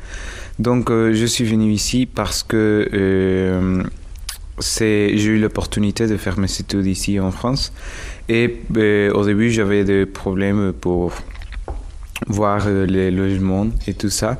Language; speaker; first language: French; non-native, fluent; Spanish